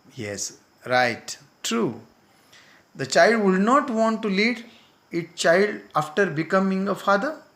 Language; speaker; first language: English; non-native, local second language; Marathi